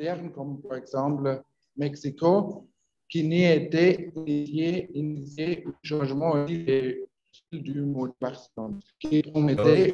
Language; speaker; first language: French; non-native, learner; Spanish